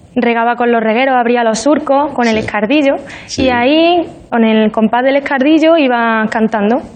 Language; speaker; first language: Spanish; native; Spanish